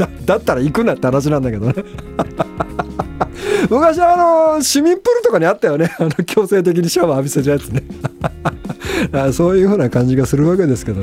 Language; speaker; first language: Japanese; native; Japanese